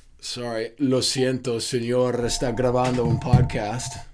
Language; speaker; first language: Spanish; non-native, fluent; English